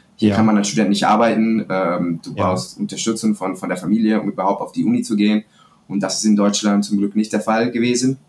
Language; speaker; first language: German; non-native, fluent; Spanish